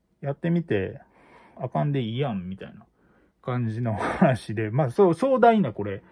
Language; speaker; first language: Japanese; native; Japanese